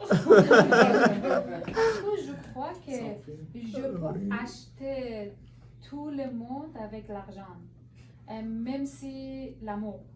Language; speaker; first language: French; non-native, learner; Persian